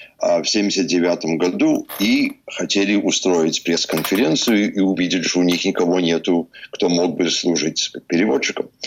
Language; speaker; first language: Russian; early bilingual, heritage; English